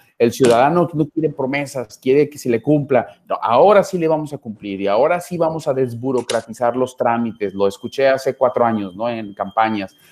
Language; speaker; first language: Spanish; native; Spanish